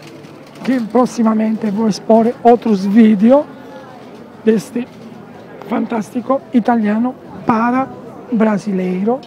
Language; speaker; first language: Portuguese; non-native, learner; Italian